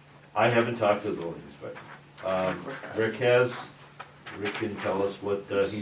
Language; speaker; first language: English; native; English